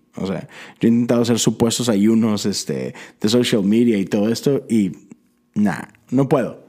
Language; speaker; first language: Spanish; native; Spanish